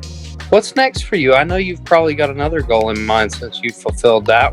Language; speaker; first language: English; native; English